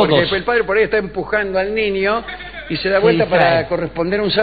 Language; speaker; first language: Spanish; native; Spanish